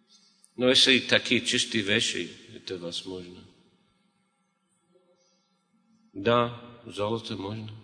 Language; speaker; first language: Russian; non-native, fluent; English